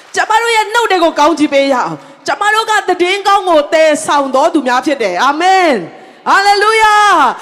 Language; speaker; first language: Burmese; non-native, local second language; Tedim Chin